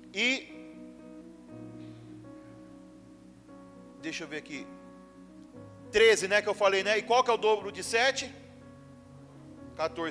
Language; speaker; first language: Portuguese; native; Portuguese